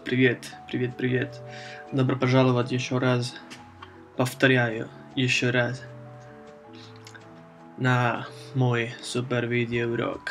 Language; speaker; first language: Russian; non-native, fluent; Spanish